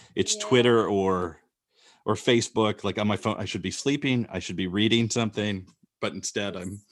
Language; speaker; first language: English; native; English